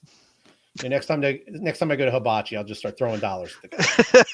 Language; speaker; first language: English; native; English